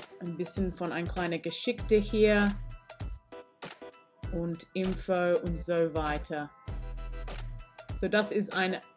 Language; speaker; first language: German; non-native, learner; English